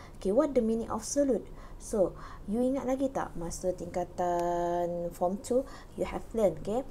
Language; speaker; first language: English; non-native, local second language; Malay